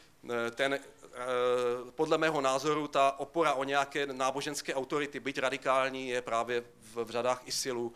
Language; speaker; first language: Czech; native; Czech